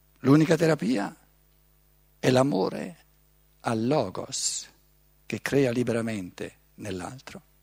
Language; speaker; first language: Italian; native; Italian